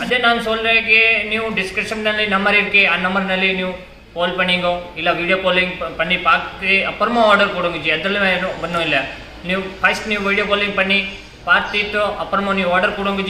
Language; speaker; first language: Tamil; non-native, learner; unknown